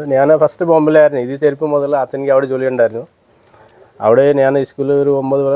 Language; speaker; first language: Malayalam; non-native, learner; Nepali